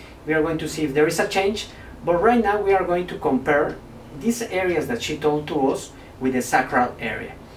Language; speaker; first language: English; non-native, fluent; Spanish